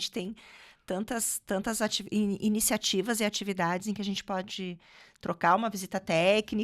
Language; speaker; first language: Portuguese; native; Portuguese